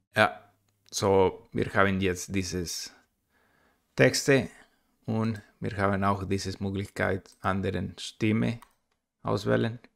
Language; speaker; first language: German; non-native, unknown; Spanish